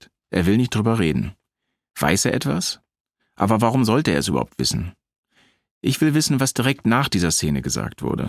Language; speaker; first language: German; native; German